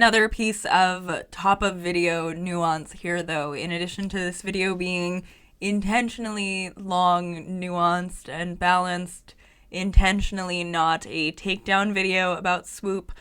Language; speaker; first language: English; native; English